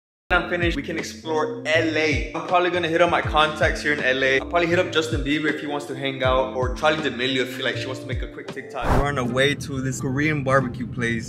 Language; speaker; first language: English; early bilingual, other home language; Spanish